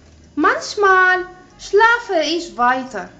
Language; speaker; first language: German; non-native, fluent; Arabic